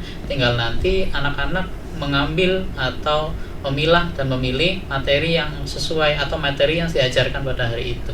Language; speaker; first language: Indonesian; native; Indonesian